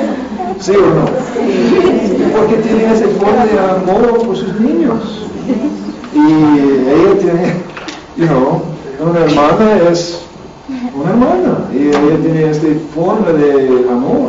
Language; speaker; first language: Spanish; non-native, learner; English